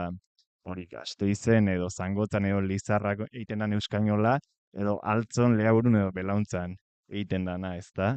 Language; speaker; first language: Basque; native; Basque